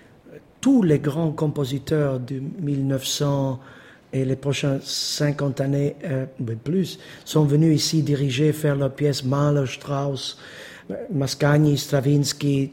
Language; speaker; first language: French; non-native, fluent; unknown